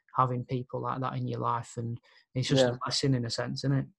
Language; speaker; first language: English; native; English